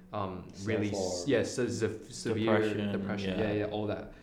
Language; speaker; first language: English; non-native, local second language; Cantonese